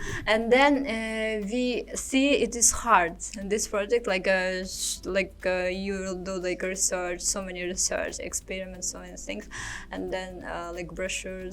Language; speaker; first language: English; non-native, learner; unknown